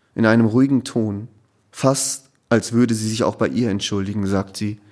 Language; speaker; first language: German; native; German